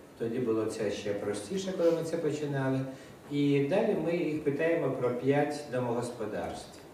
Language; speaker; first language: Ukrainian; non-native, local second language; Russian